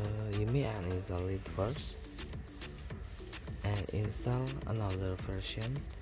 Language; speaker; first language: English; non-native, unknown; Indonesian